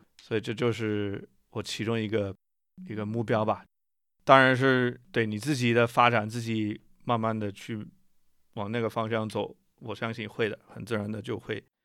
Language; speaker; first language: Chinese; non-native, fluent; English